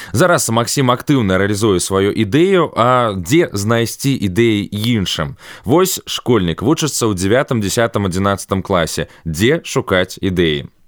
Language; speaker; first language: Belarusian; non-native, local second language; Russian